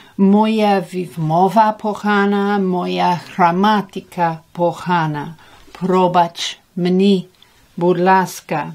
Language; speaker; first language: Ukrainian; non-native, learner; English